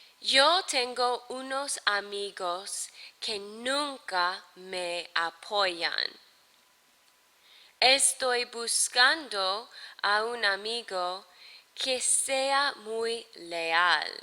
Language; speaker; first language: Spanish; non-native, fluent; English